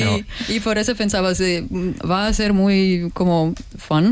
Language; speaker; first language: Spanish; non-native, fluent; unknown